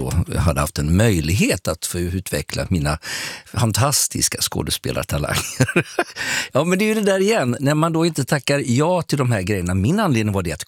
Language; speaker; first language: Swedish; native; Swedish